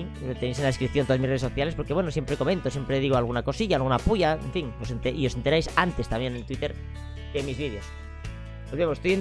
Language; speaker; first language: Spanish; native; Spanish